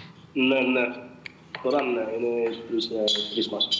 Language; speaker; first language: Greek; early bilingual, other home language; English